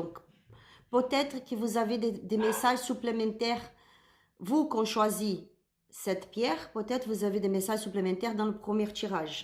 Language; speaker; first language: French; non-native, learner; Spanish